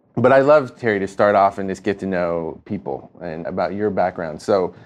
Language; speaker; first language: English; native; English